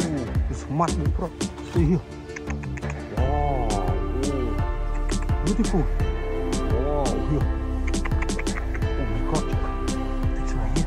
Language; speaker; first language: English; non-native, learner; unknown